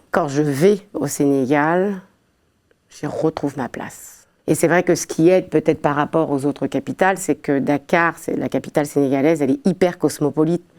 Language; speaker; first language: French; early bilingual, other home language; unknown